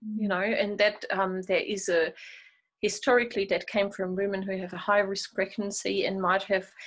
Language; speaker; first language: English; non-native, fluent; German